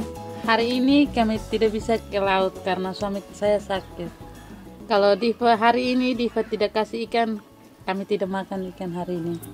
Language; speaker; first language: Indonesian; non-native, local second language; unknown